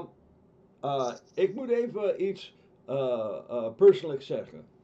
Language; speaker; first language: Dutch; non-native, fluent; English